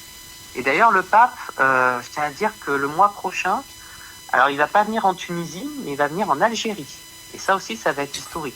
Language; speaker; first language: French; native; French